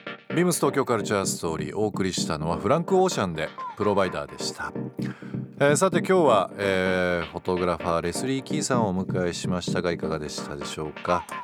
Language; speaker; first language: Japanese; native; Japanese